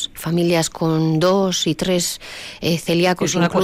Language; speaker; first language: Spanish; native; Spanish